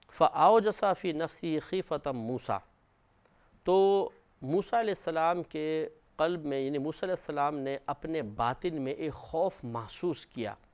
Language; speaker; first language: Urdu; native; Urdu